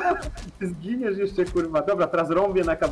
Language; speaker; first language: Polish; native; Polish